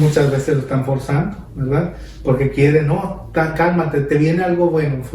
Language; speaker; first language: Spanish; native; Spanish